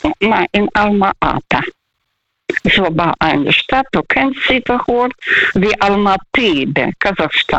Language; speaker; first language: German; non-native, fluent; Russian